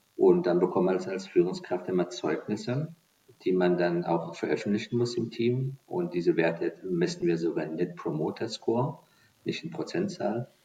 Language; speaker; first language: German; non-native, fluent; Persian